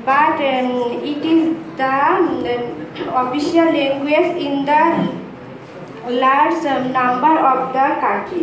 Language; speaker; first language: English; non-native, learner; Bangla